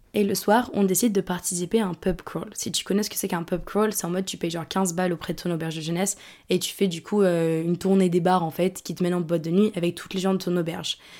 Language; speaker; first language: French; native; French